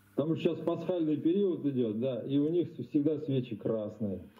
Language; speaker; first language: Russian; native; Russian